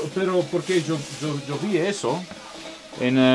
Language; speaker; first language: Spanish; non-native, learner; English